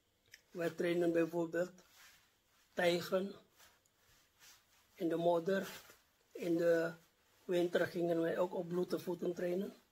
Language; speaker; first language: Dutch; non-native, fluent; Indonesian